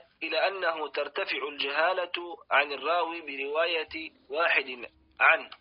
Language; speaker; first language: Arabic; native; Arabic